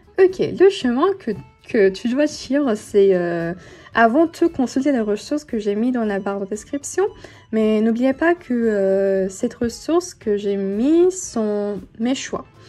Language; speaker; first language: French; non-native, fluent; Turkish